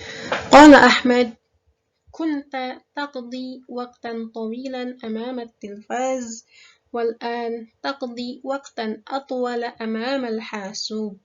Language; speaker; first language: Arabic; non-native, fluent; Indonesian